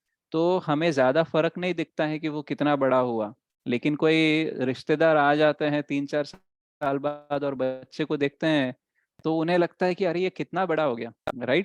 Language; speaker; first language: Hindi; native; Hindi